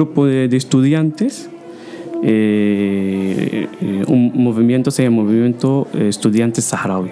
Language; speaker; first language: Spanish; non-native, fluent; Arabic